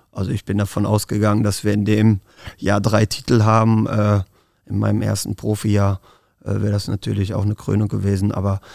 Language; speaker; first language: German; native; German